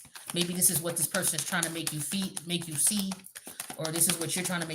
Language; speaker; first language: English; native; English